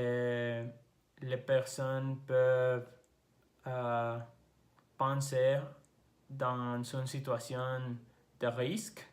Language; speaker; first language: French; non-native, learner; Spanish